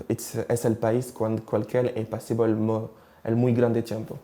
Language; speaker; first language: Spanish; non-native, learner; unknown